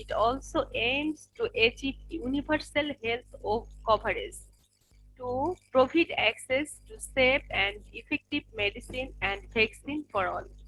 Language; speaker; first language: English; non-native, local second language; Bangla